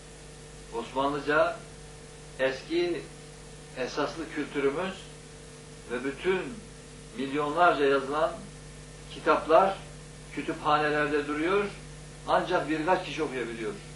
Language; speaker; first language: Turkish; native; Turkish